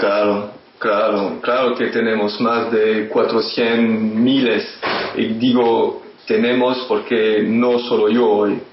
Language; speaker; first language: Spanish; non-native, fluent; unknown